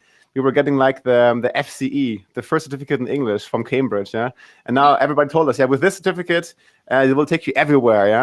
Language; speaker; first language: English; non-native, fluent; German